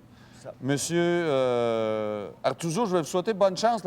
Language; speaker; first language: French; native; French